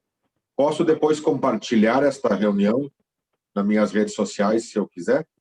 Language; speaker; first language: Portuguese; native; Portuguese